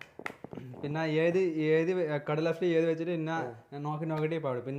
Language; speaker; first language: Malayalam; non-native, local second language; Bangla